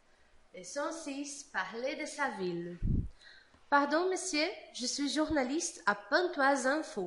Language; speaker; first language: French; non-native, fluent; Portuguese